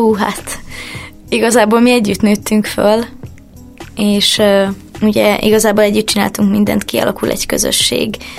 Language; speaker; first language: Hungarian; native; Hungarian